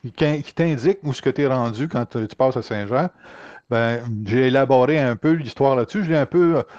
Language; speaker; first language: French; native; French